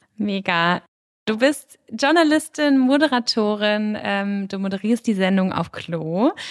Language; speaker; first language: German; native; German